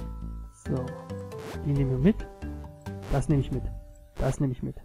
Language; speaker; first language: German; native; German